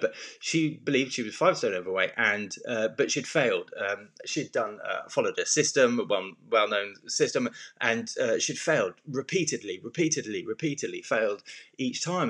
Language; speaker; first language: English; native; English